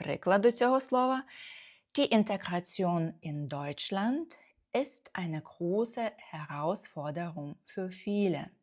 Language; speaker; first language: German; non-native, fluent; Ukrainian